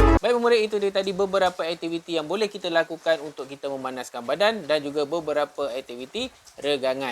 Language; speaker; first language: Malay; native; Malay